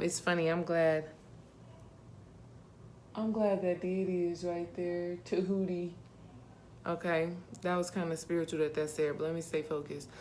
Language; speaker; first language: English; native; English